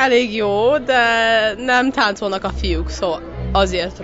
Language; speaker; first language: Hungarian; early bilingual, heritage; Hungarian